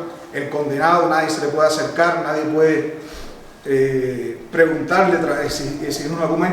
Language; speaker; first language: Spanish; native; Spanish